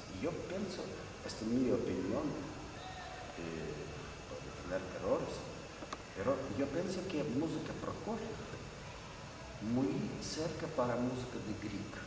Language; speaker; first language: Spanish; non-native, learner; Russian